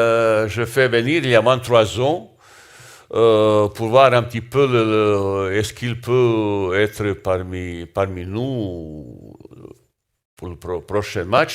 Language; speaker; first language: French; non-native, learner; Bosnian